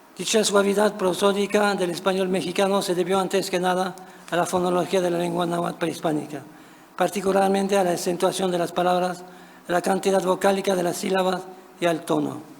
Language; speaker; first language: Spanish; non-native, fluent; French